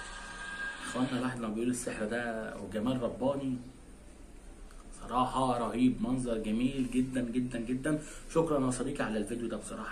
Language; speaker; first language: Arabic; native; Arabic